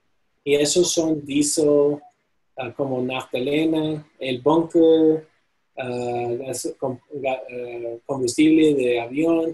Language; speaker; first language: Spanish; non-native, fluent; English